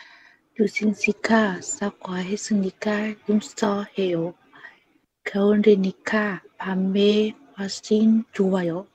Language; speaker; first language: Korean; non-native, learner; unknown